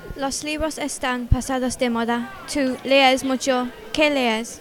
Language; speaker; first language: Spanish; non-native, learner; English